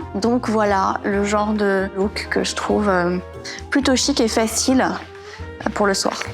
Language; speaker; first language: French; native; French